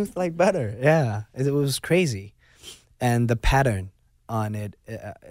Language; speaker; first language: English; non-native, local second language; Cantonese